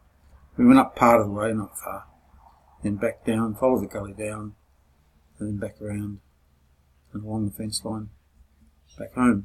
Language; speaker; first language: English; native; English